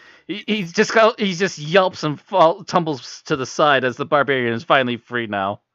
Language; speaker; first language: English; native; English